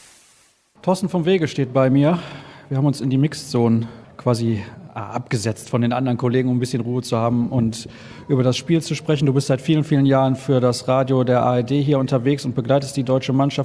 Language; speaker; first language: German; native; German